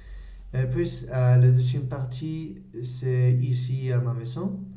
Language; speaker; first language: French; non-native, learner; Spanish